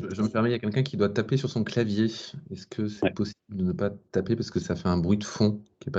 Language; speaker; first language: French; native; French